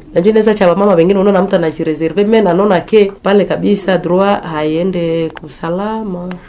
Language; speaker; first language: Swahili; non-native, local second language; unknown